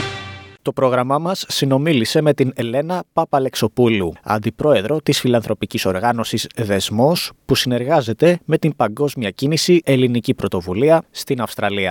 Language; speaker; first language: Greek; native; Greek